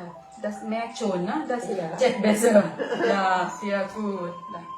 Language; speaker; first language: German; non-native, learner; Thai